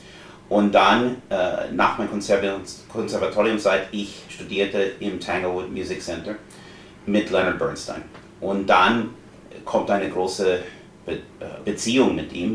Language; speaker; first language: German; non-native, fluent; English